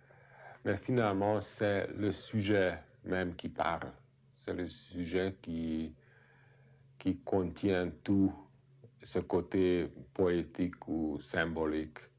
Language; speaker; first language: French; non-native, fluent; Hungarian